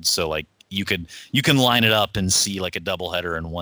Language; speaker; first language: English; native; English